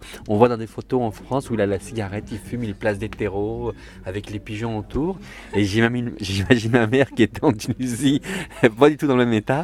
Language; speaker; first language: French; early bilingual, other home language; Arabic